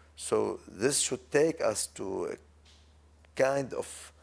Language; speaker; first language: English; non-native, fluent; Arabic